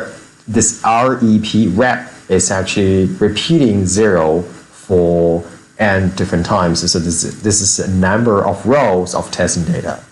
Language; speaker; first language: English; non-native, fluent; Chinese